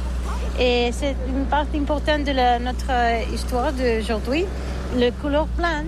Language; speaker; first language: French; non-native, learner; Catalan